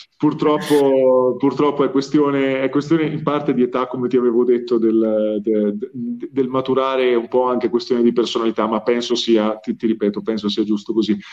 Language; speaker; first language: Italian; native; Italian